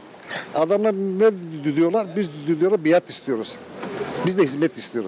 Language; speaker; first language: Turkish; native; Turkish